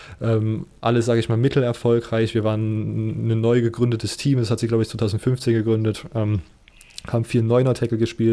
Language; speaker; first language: German; native; German